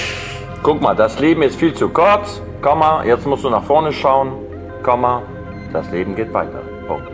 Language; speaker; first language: German; early bilingual, other home language; Albanian